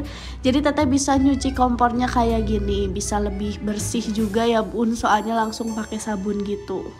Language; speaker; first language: Indonesian; non-native, local second language; Sundanese